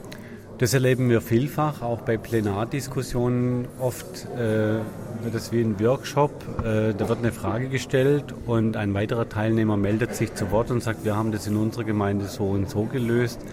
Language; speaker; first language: German; native; German